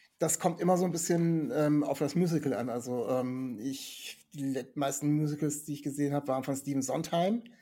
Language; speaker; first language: German; native; German